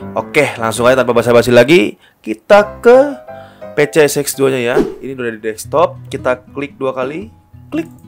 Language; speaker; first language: Indonesian; native; Indonesian